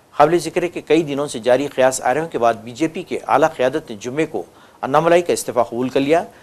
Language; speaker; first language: Urdu; native; Urdu